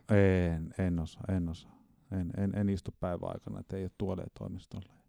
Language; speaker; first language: Finnish; native; Finnish